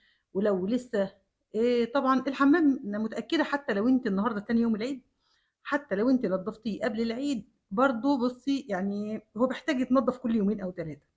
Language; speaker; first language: Arabic; native; Arabic